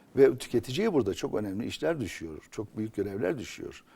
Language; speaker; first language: Turkish; native; Turkish